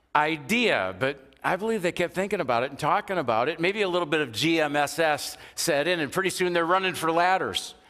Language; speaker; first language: English; native; English